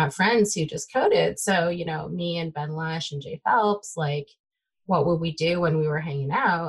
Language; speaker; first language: English; early bilingual, other home language; Min Nan Chinese